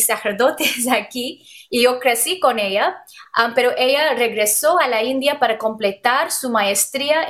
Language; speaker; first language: Spanish; non-native, learner; English